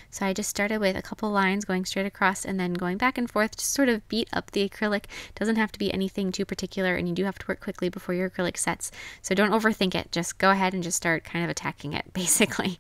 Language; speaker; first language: English; native; English